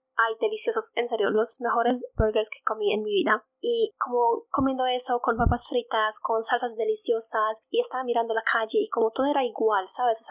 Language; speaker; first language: Spanish; non-native, fluent; Polish